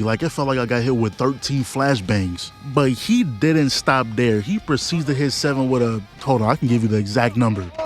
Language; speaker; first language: English; native; English